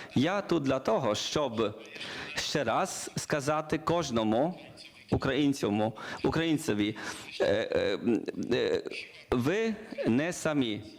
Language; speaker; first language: Ukrainian; non-native, learner; Polish